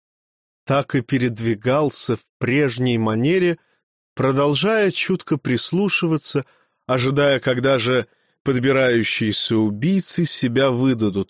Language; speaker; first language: Russian; native; Russian